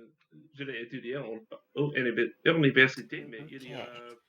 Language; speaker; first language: French; non-native, learner; English